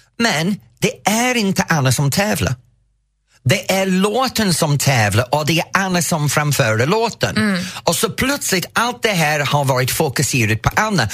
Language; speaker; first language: Swedish; non-native, fluent; English